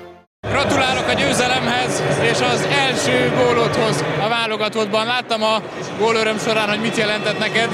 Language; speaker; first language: Hungarian; native; Hungarian